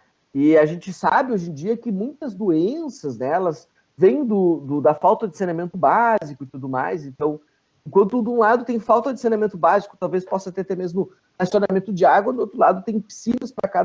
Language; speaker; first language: Portuguese; native; Portuguese